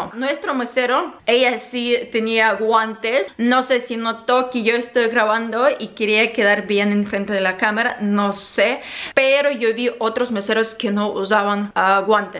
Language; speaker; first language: Spanish; non-native, fluent; Ukrainian